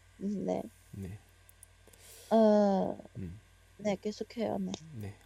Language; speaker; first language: Korean; non-native, learner; Chinese